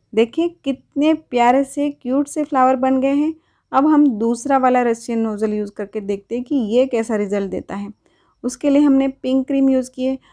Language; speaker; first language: Hindi; non-native, local second language; Marathi